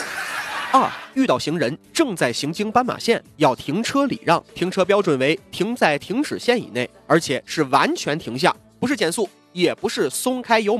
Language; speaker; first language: Chinese; native; Chinese